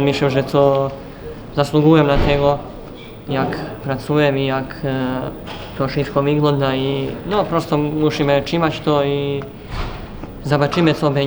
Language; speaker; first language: Polish; non-native, learner; Serbian